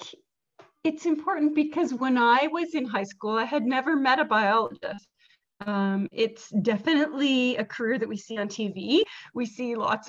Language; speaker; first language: English; native; English